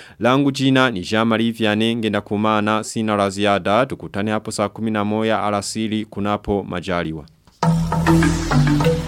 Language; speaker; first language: Swahili; non-native, local second language; Rundi